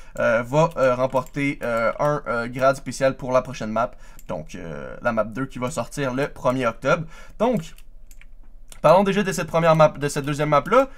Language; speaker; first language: French; native; French